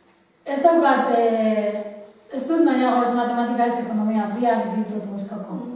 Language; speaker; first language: Basque; non-native, local second language; Spanish